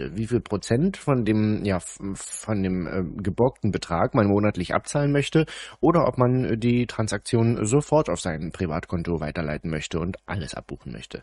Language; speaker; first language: German; native; German